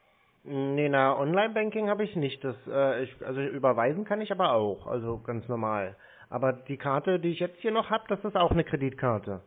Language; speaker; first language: German; native; German